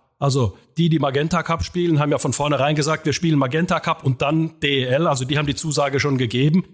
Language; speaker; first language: German; non-native, fluent; Finnish